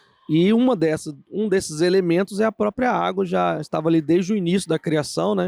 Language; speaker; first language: Portuguese; native; Portuguese